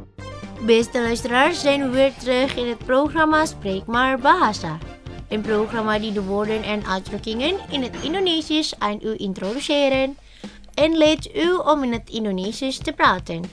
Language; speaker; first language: Dutch; non-native, learner; Indonesian